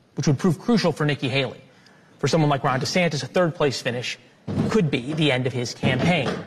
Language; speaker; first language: English; native; English